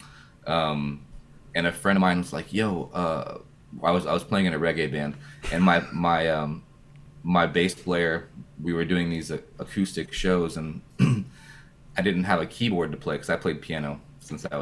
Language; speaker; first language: English; native; English